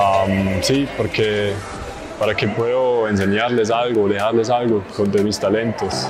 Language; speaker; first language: Spanish; non-native, fluent; German